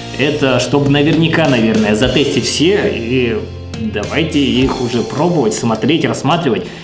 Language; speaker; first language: Russian; native; Russian